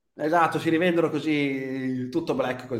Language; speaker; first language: Italian; native; Italian